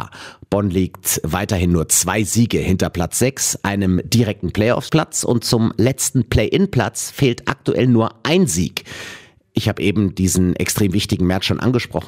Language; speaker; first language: German; native; German